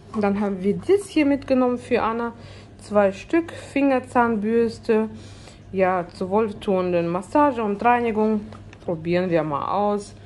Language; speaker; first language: German; early bilingual, other home language; Russian